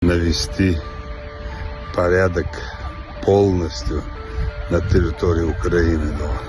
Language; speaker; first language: Russian; non-native, local second language; Chechen